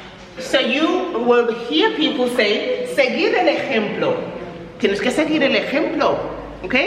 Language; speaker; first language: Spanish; non-native, fluent; English